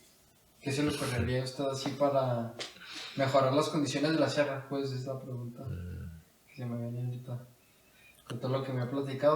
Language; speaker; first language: Spanish; native; Spanish